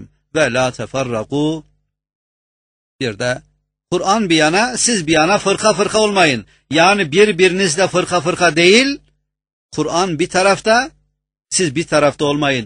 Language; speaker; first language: Turkish; native; Turkish